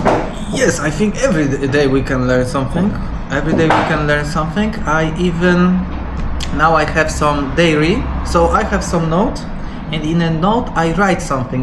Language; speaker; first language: English; non-native, learner; Polish